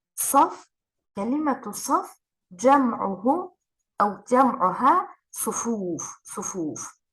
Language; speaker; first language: Arabic; non-native, fluent; Turkish